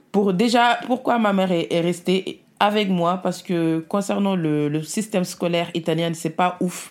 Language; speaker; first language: French; non-native, local second language; Wolof